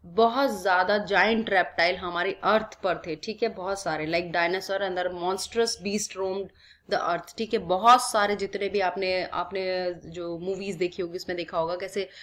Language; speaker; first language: Hindi; native; Hindi